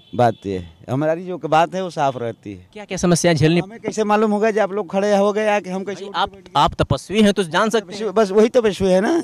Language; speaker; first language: Hindi; native; Hindi